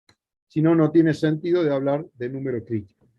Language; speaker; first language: Spanish; native; Spanish